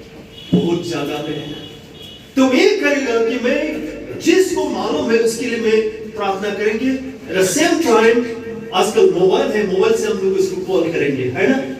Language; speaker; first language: Hindi; non-native, local second language; Bodo